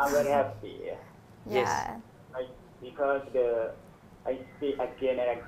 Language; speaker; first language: English; non-native, learner; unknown